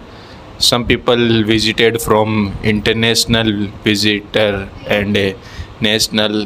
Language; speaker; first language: English; non-native, learner; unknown